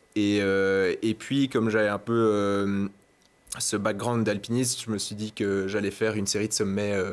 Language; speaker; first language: French; native; French